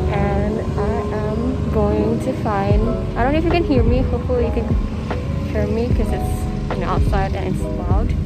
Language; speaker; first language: English; non-native, fluent; Indonesian